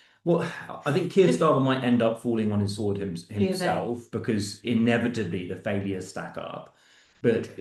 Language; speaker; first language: English; native; English